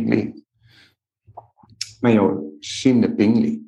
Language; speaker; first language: Chinese; non-native, learner; English